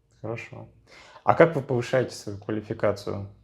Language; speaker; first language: Russian; native; Russian